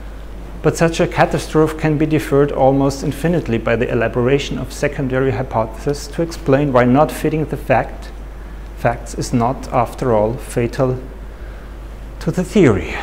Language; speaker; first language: English; non-native, fluent; German